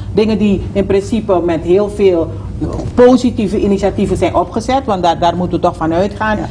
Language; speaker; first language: Dutch; native; Dutch